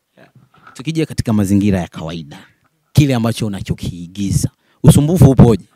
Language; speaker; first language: Swahili; native; Swahili